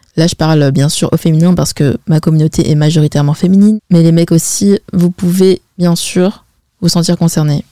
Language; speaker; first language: French; early bilingual, other home language; Chinese